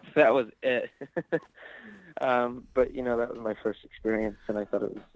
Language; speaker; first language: English; native; English